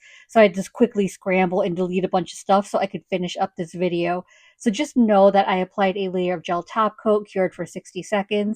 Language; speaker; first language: English; native; English